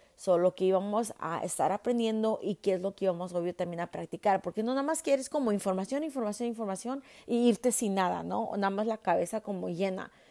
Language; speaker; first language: Spanish; early bilingual, heritage; Spanish